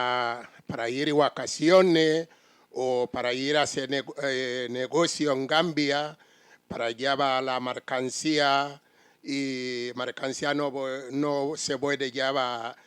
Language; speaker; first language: Spanish; non-native, learner; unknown